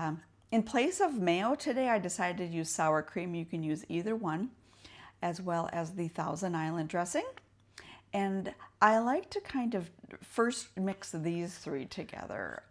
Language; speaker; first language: English; native; English